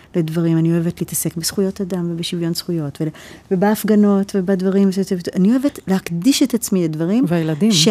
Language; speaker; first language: Hebrew; early bilingual, heritage; Hebrew